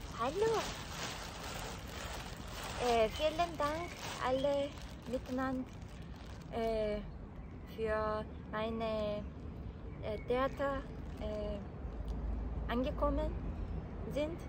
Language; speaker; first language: German; non-native, learner; Korean